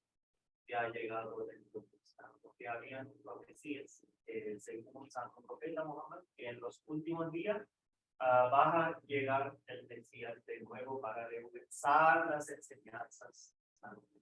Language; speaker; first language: Spanish; non-native, fluent; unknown